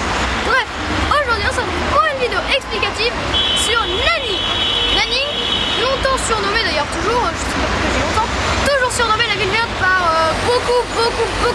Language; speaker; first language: French; native; French